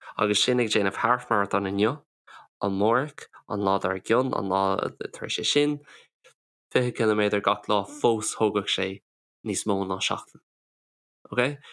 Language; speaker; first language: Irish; non-native, local second language; English